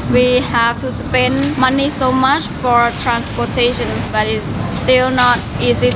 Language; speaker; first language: English; non-native, learner; Thai